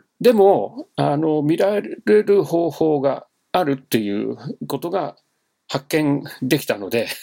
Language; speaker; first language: Japanese; non-native, fluent; English